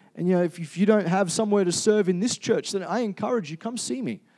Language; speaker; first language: English; native; English